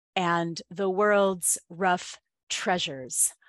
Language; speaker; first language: English; native; English